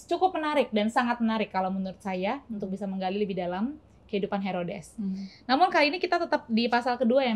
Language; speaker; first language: Indonesian; native; Indonesian